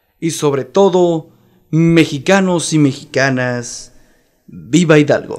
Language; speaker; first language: Spanish; native; Spanish